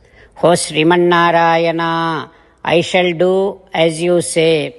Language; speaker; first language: English; non-native, local second language; Telugu